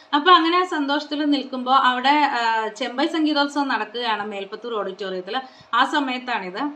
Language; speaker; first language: Malayalam; non-native, local second language; Konkani